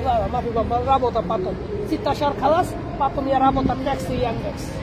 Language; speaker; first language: Arabic; non-native, learner; Bangla